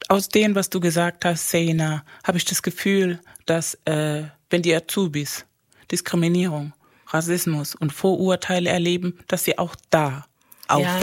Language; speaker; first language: German; non-native, fluent; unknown